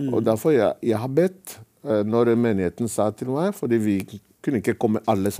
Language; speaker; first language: Norwegian; non-native, fluent; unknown